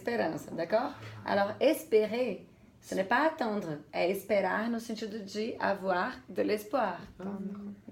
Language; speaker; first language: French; non-native, fluent; Portuguese